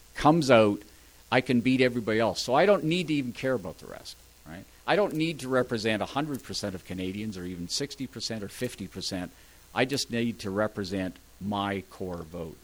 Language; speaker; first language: English; native; English